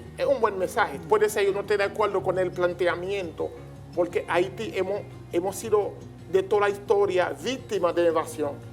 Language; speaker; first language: Spanish; non-native, learner; Haitian Creole